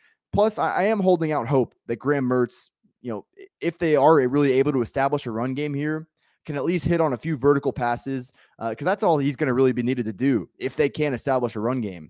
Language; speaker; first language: English; native; English